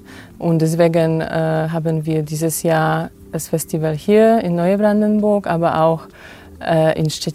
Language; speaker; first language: German; non-native, fluent; Polish